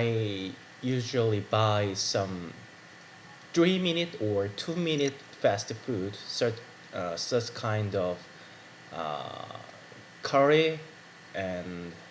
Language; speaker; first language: English; non-native, learner; Korean